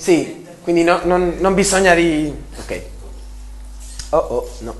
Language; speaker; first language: Italian; non-native, learner; Spanish